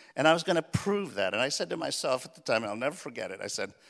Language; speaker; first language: English; early bilingual, other home language; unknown